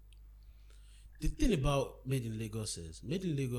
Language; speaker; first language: English; non-native, local second language; Yoruba